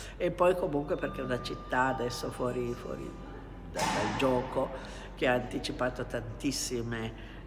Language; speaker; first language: Italian; native; Italian